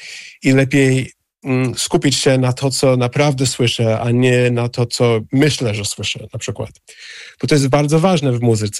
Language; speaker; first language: Polish; non-native, fluent; English